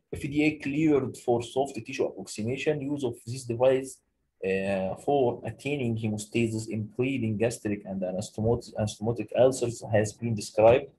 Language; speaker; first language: English; non-native, local second language; Arabic